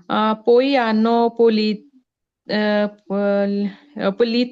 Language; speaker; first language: Italian; non-native, learner; Punjabi